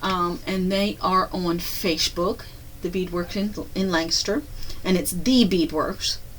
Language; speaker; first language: English; native; English